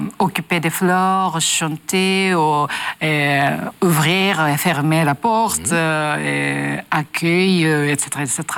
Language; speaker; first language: French; non-native, learner; Japanese